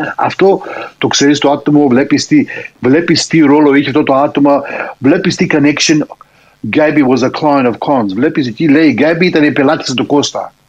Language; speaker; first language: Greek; early bilingual, heritage; Greek